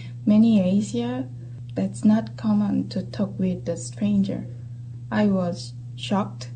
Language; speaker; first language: English; non-native, learner; Korean